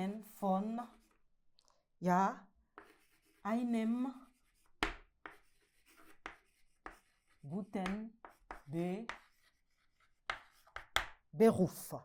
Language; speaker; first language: German; non-native, learner; French